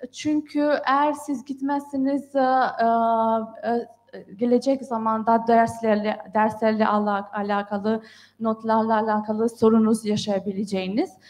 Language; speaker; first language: Turkish; non-native, fluent; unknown